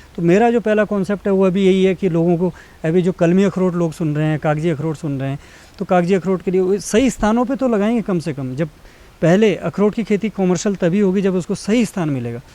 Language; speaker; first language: Hindi; native; Hindi